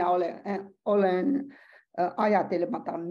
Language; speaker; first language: Finnish; non-native, learner; Chinese